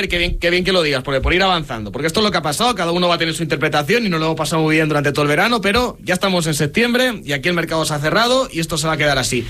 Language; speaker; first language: Spanish; native; Spanish